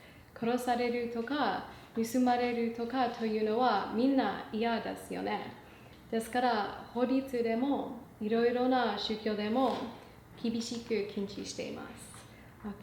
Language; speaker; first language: Japanese; non-native, learner; English